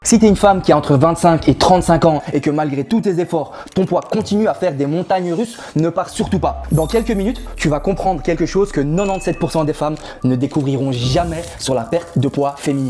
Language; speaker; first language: French; native; French